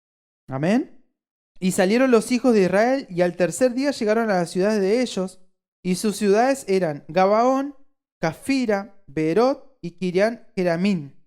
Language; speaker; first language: Spanish; native; Spanish